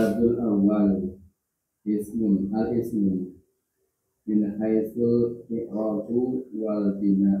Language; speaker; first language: Arabic; non-native, learner; Indonesian